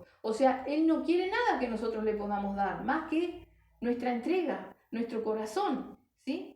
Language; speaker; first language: Spanish; native; Spanish